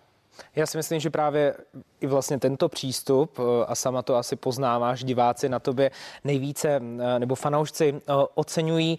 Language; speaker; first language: Czech; native; Czech